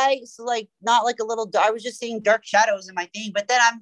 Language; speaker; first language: English; early bilingual, other home language; Persian